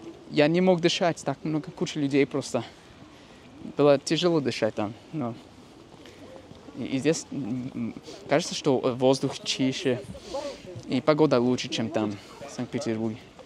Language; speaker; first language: Russian; non-native, fluent; English